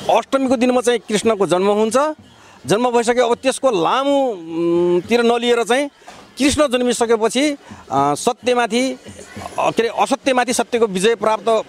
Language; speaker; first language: Nepali; native; Nepali